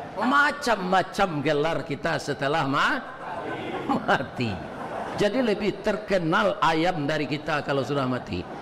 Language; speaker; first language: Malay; non-native, local second language; Minangkabau